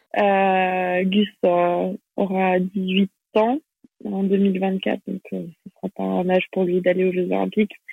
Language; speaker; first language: French; native; French